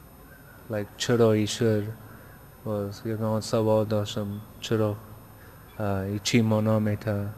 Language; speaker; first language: Persian; early bilingual, heritage; Persian